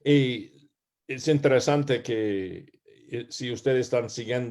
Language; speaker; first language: Spanish; non-native, learner; English